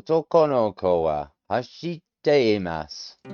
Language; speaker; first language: Japanese; non-native, learner; English